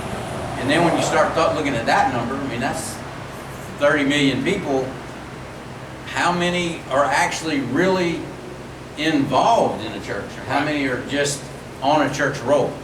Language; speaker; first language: English; native; English